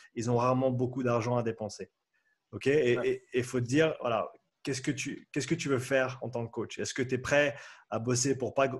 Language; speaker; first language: French; native; French